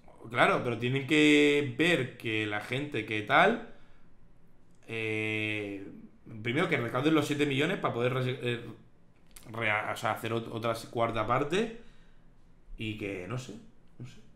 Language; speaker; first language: Spanish; native; Spanish